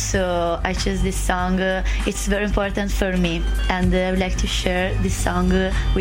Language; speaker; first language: English; non-native, learner; Italian